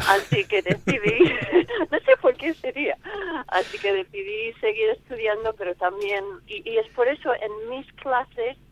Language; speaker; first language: Spanish; non-native, fluent; English